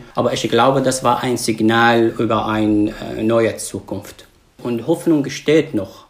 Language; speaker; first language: German; non-native, fluent; Arabic